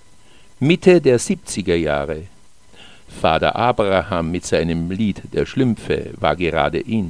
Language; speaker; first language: German; native; German